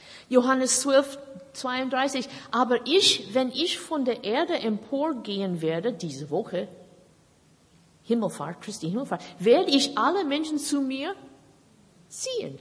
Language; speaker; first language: German; non-native, fluent; English